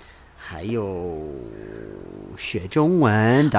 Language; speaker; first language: Chinese; non-native, learner; English